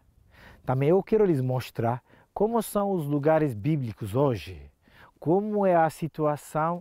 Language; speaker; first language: Portuguese; non-native, fluent; Turkish